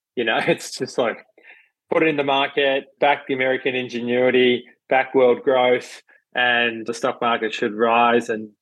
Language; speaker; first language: English; native; English